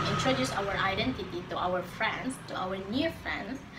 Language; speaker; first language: English; non-native, learner; Indonesian